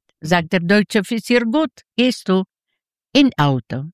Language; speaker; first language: German; non-native, learner; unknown